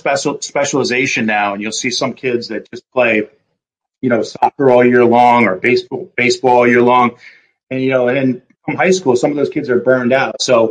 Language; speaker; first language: English; native; English